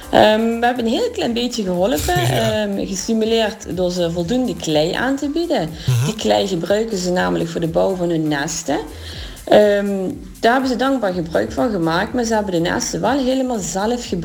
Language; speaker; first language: Dutch; native; Dutch